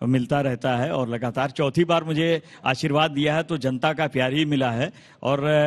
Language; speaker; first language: Hindi; native; Hindi